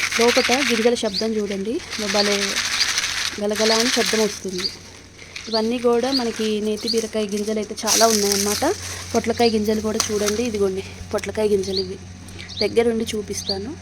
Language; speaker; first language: Telugu; native; Telugu